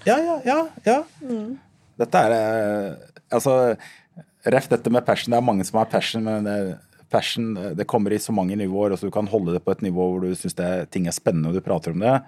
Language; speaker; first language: Norwegian; early bilingual, other home language; Arabic